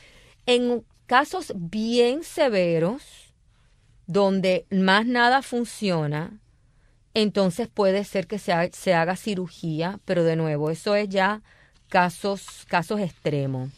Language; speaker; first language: Spanish; native; Spanish